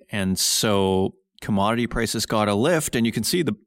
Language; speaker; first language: English; native; English